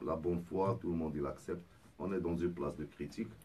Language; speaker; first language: French; non-native, local second language; Arabic